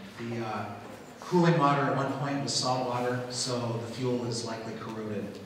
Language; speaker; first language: English; native; English